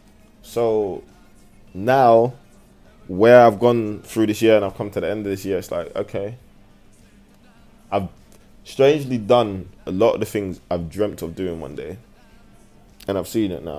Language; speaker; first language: English; native; English